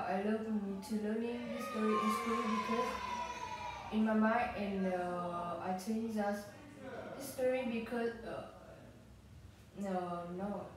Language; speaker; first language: English; non-native, learner; Vietnamese